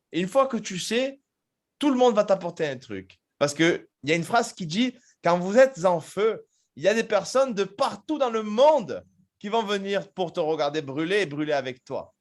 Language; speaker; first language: French; native; French